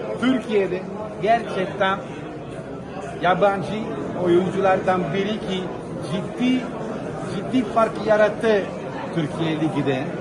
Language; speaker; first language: Turkish; non-native, fluent; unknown